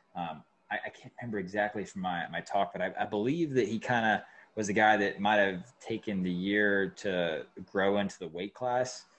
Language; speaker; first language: English; native; English